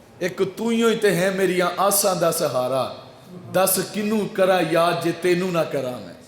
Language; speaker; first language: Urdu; non-native, local second language; Punjabi